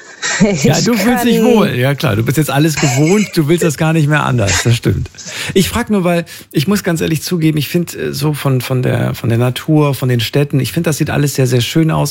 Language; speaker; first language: German; native; German